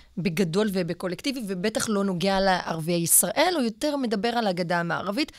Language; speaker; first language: Hebrew; non-native, local second language; Arabic